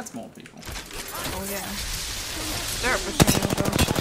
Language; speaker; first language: English; native; English